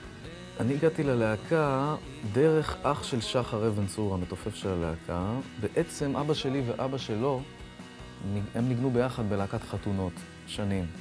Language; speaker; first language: Hebrew; native; Hebrew